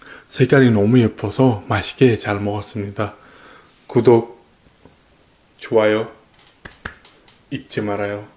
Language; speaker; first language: Korean; non-native, fluent; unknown